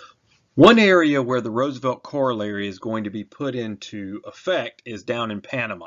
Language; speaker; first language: English; native; English